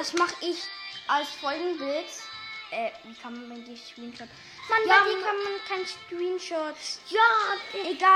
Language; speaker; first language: German; native; German